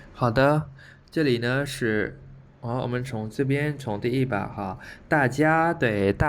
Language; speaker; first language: Chinese; non-native, fluent; Khmer